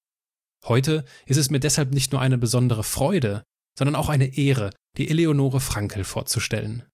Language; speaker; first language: German; native; German